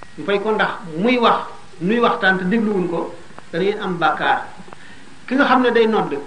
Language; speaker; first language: Wolof; native; Wolof